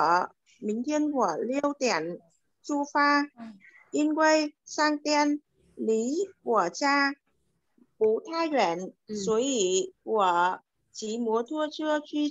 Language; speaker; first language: Chinese; non-native, learner; Vietnamese